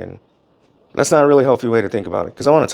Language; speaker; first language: English; native; English